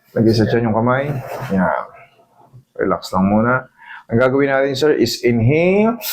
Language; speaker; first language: Filipino; native; Filipino